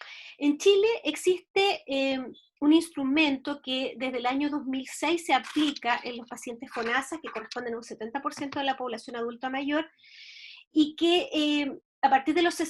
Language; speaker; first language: Spanish; native; Spanish